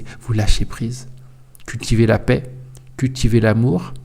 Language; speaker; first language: French; native; French